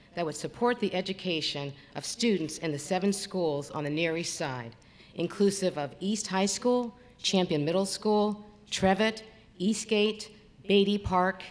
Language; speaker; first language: English; native; English